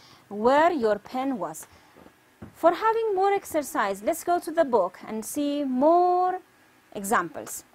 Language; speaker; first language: English; non-native, fluent; Persian